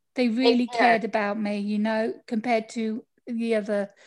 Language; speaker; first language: English; native; English